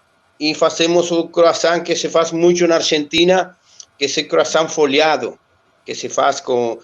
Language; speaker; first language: Portuguese; non-native, learner; Spanish